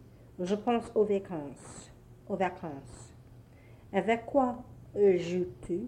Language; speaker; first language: French; non-native, learner; English